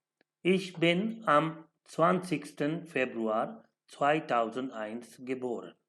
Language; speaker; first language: German; non-native, learner; Urdu